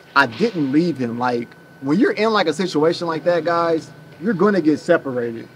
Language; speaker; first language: English; native; English